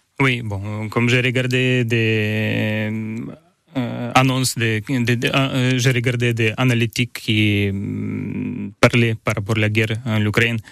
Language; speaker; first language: French; non-native, learner; Ukrainian